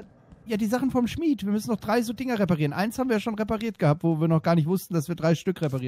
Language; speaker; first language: German; native; German